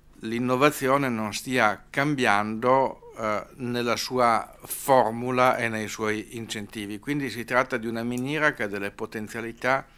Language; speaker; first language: Italian; native; Italian